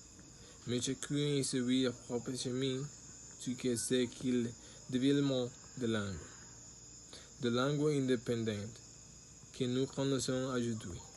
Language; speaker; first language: French; non-native, learner; Spanish